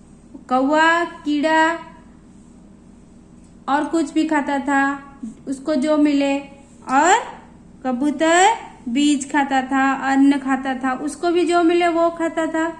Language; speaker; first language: Hindi; non-native, local second language; Odia